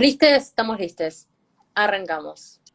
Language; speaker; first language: Spanish; native; Spanish